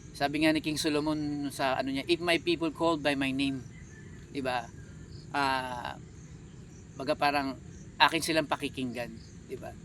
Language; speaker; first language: Filipino; native; Filipino